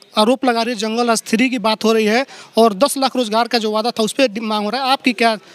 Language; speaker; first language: Hindi; native; Hindi